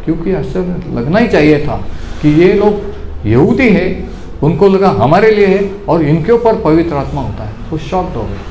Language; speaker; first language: Hindi; non-native, local second language; Marathi